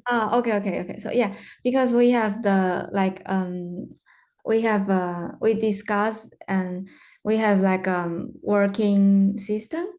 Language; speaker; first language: English; non-native, fluent; Chinese